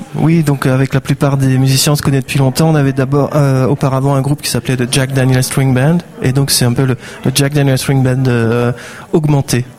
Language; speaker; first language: French; native; French